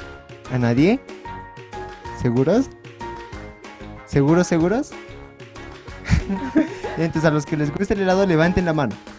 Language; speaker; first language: Spanish; native; Spanish